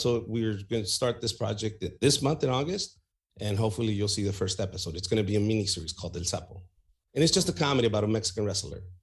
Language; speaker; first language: English; early bilingual, other home language; Spanish